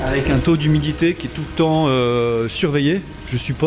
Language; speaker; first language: French; native; French